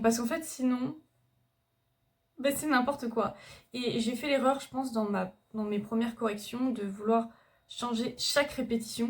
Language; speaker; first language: French; native; French